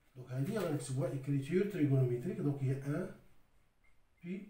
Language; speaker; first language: French; non-native, local second language; Arabic